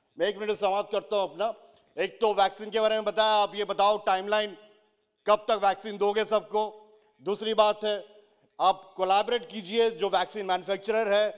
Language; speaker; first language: Hindi; non-native, local second language; Odia